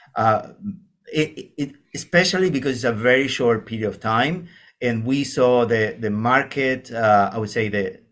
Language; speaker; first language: English; non-native, fluent; Spanish